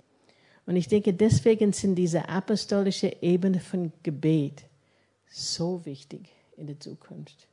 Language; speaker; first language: German; non-native, fluent; English